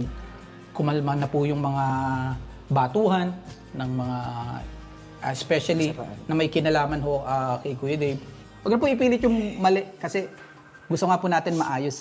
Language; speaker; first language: Filipino; native; Filipino